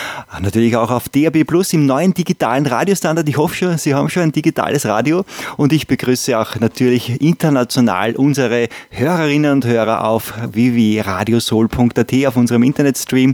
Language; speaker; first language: German; native; German